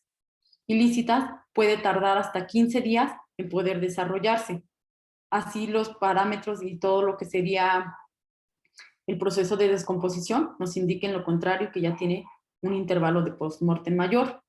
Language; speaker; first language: Spanish; native; Spanish